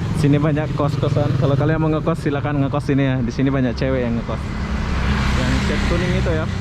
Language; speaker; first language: Indonesian; native; Indonesian